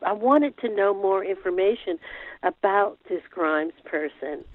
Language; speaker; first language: English; native; English